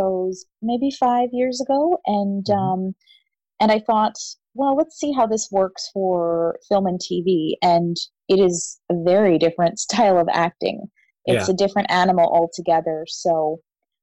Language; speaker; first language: English; native; English